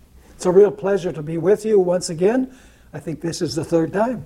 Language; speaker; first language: English; early bilingual, other home language; Spanish